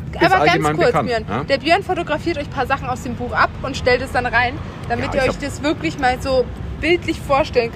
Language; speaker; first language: German; native; German